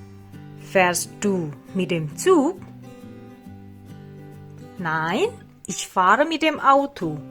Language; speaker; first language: German; non-native, fluent; Indonesian